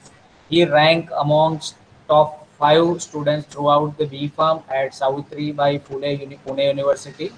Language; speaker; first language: English; non-native, local second language; Gujarati